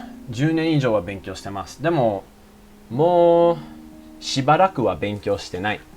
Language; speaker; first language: Japanese; non-native, fluent; English